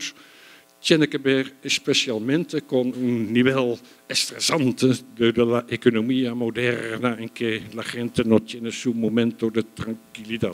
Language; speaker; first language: Spanish; non-native, fluent; Dutch